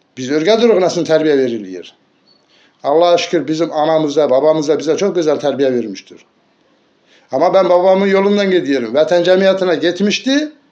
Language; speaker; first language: Turkish; native; Turkish